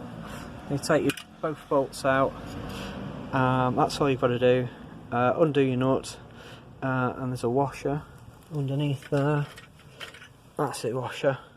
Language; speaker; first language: English; native; English